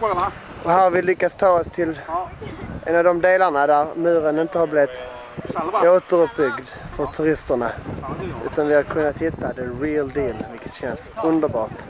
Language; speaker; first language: Swedish; native; Swedish